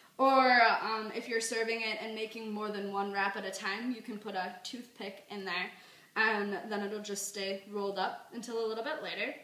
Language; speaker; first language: English; native; English